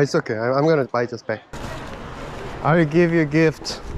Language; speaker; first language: English; non-native, learner; Korean